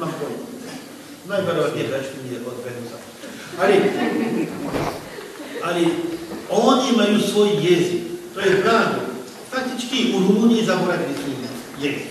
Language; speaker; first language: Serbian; non-native, fluent; French